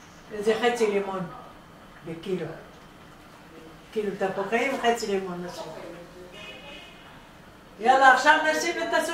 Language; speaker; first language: Hebrew; non-native, fluent; Arabic